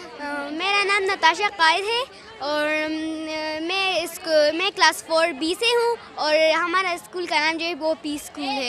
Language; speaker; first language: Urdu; non-native, local second language; Pashto